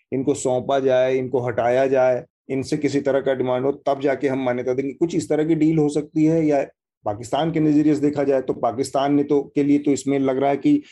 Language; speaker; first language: Hindi; native; Hindi